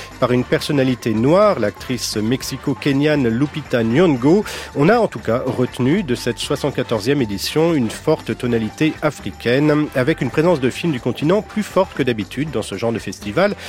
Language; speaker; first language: French; native; French